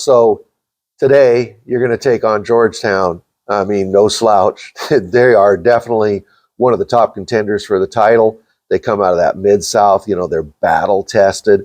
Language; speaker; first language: English; native; English